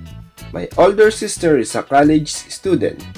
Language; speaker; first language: English; non-native, local second language; Filipino